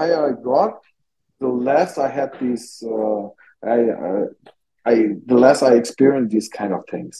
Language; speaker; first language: English; non-native, fluent; German